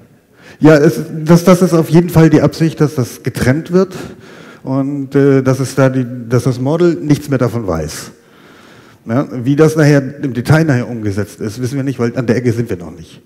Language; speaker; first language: German; native; German